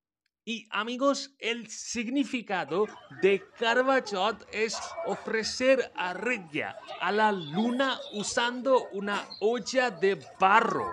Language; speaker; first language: Spanish; non-native, fluent; Hindi